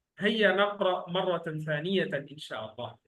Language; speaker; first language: Arabic; non-native, fluent; Bangla